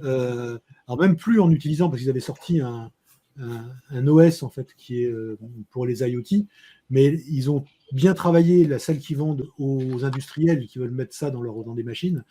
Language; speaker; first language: French; native; French